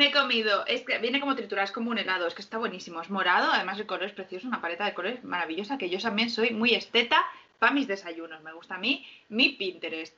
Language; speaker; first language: Spanish; native; Spanish